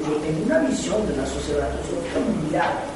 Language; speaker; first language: Spanish; non-native, fluent; Portuguese